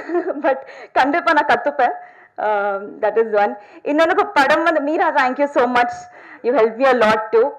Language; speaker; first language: Tamil; non-native, learner; Telugu